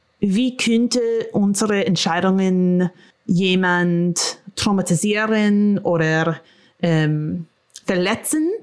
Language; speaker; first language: German; non-native, fluent; English